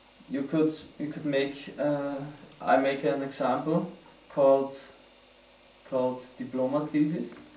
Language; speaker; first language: English; non-native, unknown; German